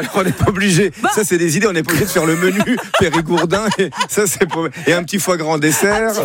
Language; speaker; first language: French; native; French